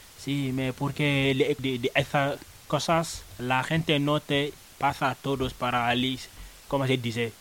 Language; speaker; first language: Spanish; non-native, learner; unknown